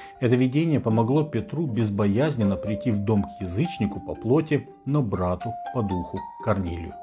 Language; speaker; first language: Russian; native; Russian